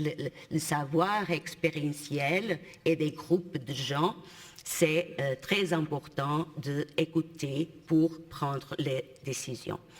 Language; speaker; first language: French; non-native, fluent; Portuguese